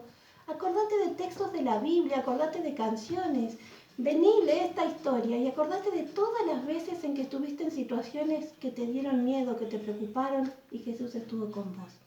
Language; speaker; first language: Spanish; native; Spanish